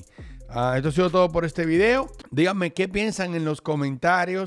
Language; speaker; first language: Spanish; native; Spanish